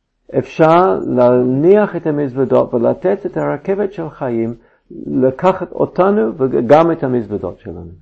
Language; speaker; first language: Hebrew; non-native, fluent; English